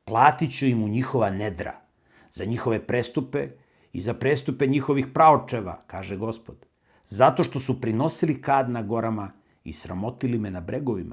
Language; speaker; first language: Serbian; native; Serbian